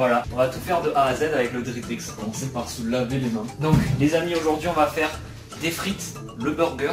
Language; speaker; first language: French; native; French